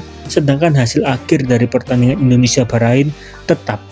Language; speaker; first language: Indonesian; native; Indonesian